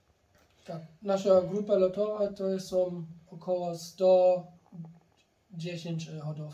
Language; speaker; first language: Polish; early bilingual, heritage; German